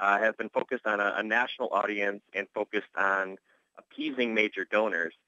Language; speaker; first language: English; native; English